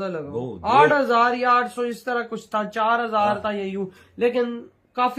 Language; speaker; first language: Hindi; native; Hindi